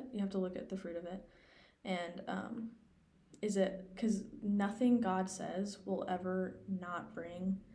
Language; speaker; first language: English; native; English